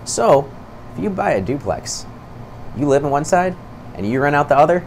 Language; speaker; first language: English; native; English